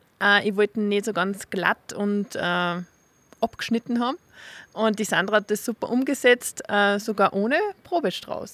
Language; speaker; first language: German; native; German